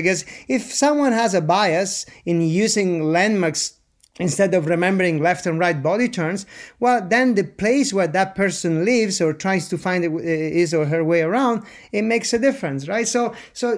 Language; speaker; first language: English; non-native, fluent; Italian